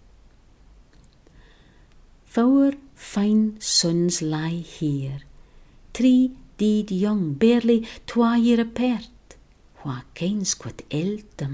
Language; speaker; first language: English; non-native, local second language; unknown